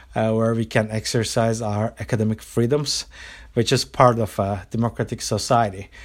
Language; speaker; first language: English; non-native, fluent; Turkish